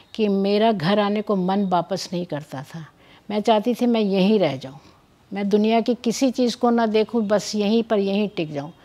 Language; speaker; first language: Hindi; native; Hindi